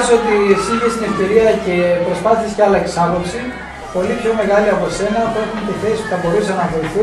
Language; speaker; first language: Greek; native; Greek